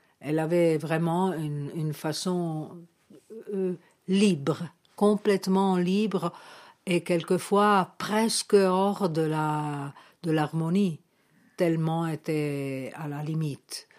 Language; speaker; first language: French; non-native, fluent; Italian